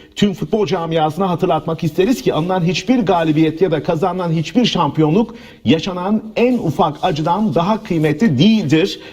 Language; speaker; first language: Turkish; native; Turkish